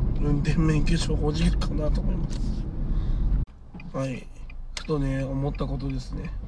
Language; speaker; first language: Japanese; native; Japanese